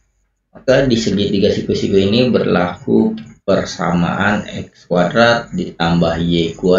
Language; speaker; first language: Indonesian; native; Indonesian